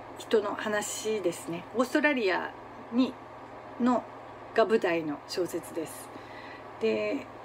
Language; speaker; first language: Japanese; native; Japanese